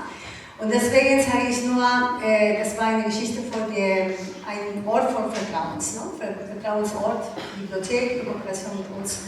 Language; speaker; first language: German; non-native, learner; Ukrainian